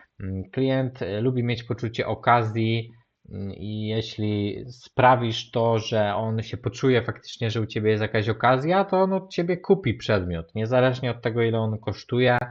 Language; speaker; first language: Polish; native; Polish